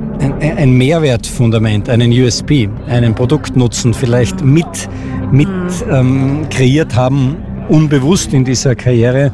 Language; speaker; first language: German; native; German